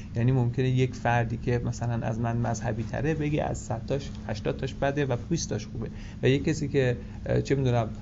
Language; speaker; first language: Persian; native; Persian